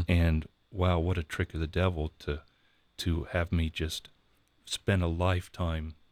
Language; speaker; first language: English; native; English